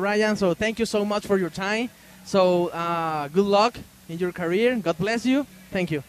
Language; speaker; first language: English; non-native, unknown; Spanish